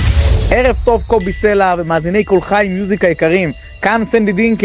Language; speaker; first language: Hebrew; native; Hebrew